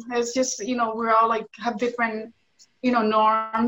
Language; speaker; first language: English; early bilingual, other home language; Spanish